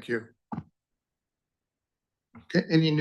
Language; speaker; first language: English; native; English